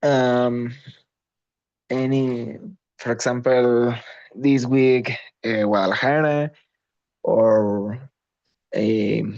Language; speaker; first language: English; non-native, learner; Spanish